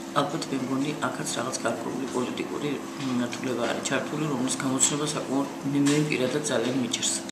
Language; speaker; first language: Georgian; native; Georgian